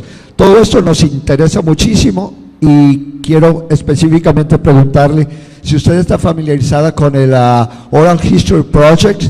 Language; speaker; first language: Spanish; non-native, fluent; Portuguese